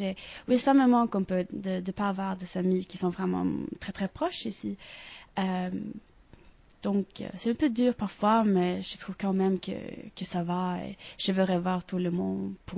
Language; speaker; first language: French; non-native, fluent; Swedish